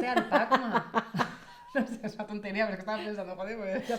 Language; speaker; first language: Spanish; native; Spanish